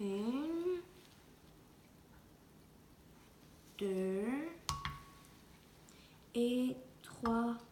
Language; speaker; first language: French; non-native, local second language; English